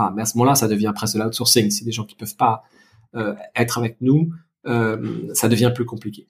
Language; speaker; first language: French; native; French